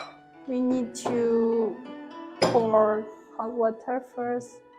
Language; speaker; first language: English; non-native, learner; Chinese